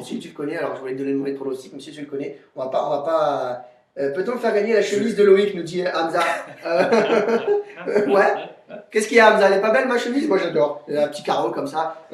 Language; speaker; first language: French; native; French